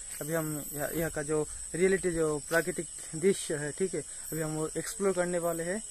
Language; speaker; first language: Hindi; non-native, local second language; Bangla